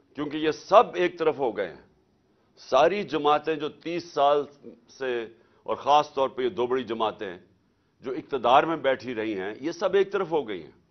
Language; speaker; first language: Urdu; native; Urdu